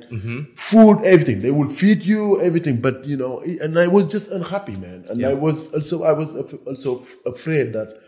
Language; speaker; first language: English; non-native, fluent; Wolof